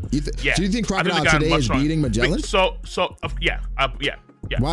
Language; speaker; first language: English; native; English